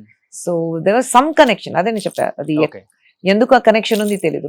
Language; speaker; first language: Telugu; non-native, fluent; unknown